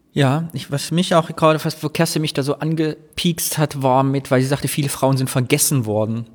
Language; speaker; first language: German; native; German